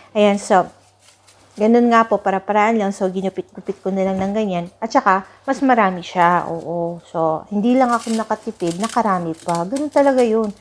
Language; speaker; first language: Filipino; non-native, local second language; Cebuano